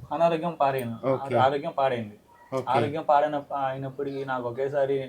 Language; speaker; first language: Telugu; native; Telugu